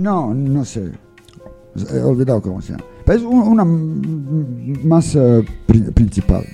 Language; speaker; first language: Spanish; non-native, learner; English